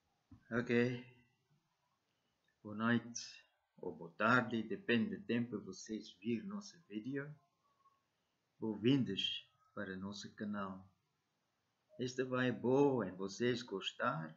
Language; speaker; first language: Portuguese; non-native, learner; English